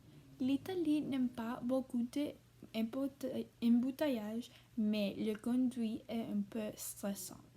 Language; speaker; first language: French; non-native, learner; English